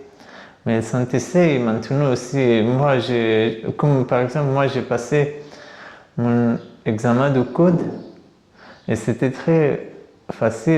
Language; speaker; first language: French; non-native, learner; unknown